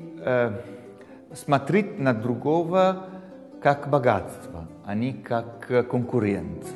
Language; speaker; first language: Russian; non-native, fluent; Italian